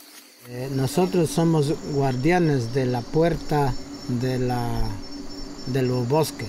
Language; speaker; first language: Spanish; non-native, local second language; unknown